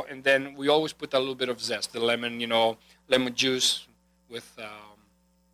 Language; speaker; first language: English; non-native, fluent; Greek